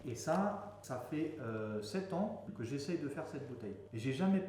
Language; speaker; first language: French; native; French